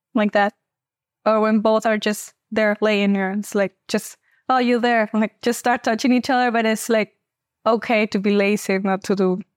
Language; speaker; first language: English; non-native, fluent; Spanish